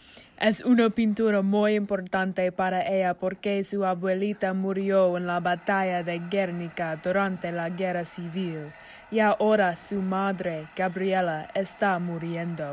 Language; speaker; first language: Spanish; non-native, learner; English